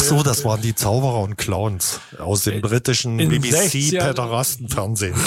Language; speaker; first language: German; native; German